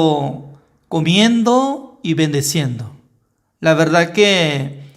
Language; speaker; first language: Spanish; non-native, learner; Korean